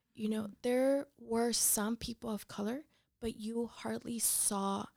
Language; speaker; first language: English; early bilingual, other home language; Spanish